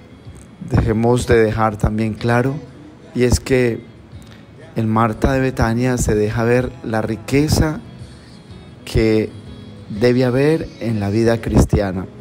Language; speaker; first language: Spanish; native; Spanish